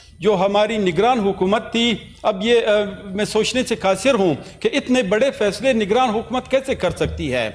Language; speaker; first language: Urdu; non-native, local second language; Pashto